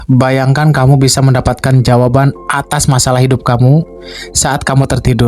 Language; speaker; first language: Indonesian; native; Indonesian